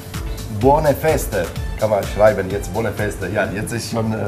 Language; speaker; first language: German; non-native, fluent; Italian